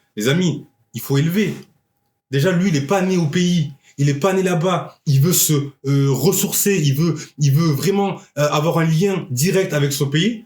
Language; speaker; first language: French; early bilingual, other home language; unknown